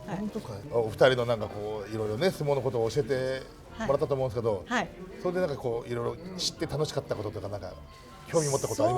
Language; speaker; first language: Japanese; native; Japanese